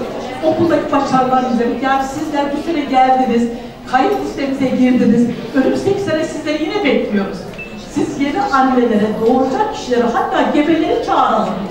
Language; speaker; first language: Turkish; native; Turkish